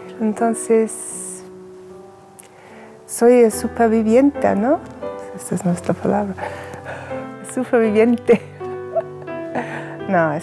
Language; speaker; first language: Spanish; non-native, fluent; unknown